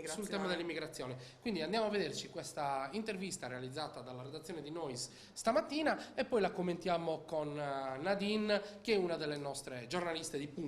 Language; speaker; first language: Italian; native; Italian